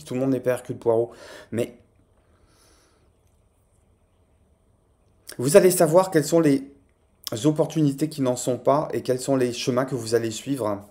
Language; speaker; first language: French; native; French